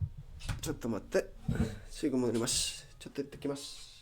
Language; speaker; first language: Japanese; non-native, learner; Spanish